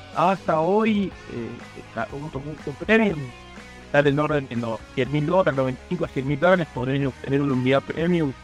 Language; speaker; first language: Spanish; native; Spanish